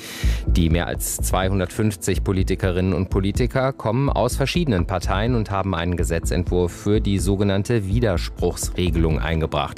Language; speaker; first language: German; native; German